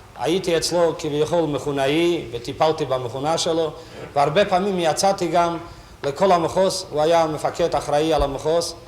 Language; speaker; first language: Hebrew; non-native, fluent; Yiddish